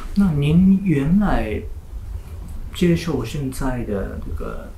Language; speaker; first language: Chinese; non-native, learner; Japanese